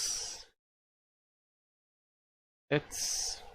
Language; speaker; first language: English; non-native, fluent; Spanish